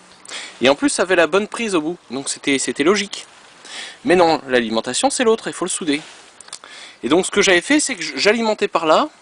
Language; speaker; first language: French; native; French